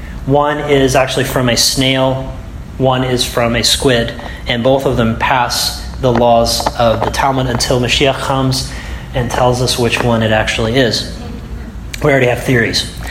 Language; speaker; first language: English; native; English